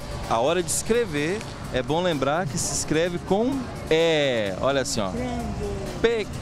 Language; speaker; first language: Portuguese; native; Portuguese